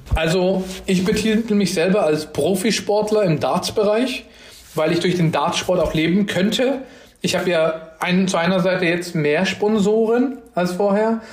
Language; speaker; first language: German; early bilingual, other home language; Turkish